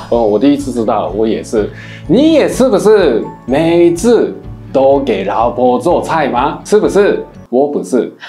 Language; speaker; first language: Chinese; non-native, fluent; Japanese